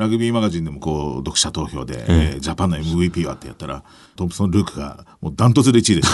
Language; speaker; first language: Japanese; native; Japanese